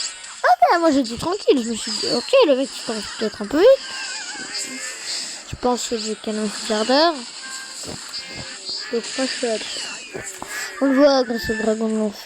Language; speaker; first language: French; native; French